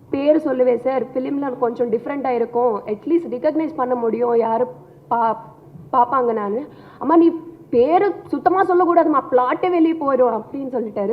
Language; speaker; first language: Tamil; non-native, learner; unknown